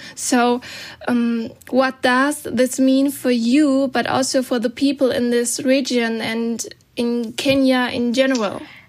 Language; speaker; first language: English; non-native, fluent; German